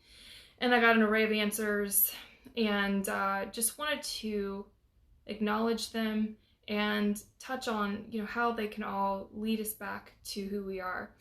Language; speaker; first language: English; native; English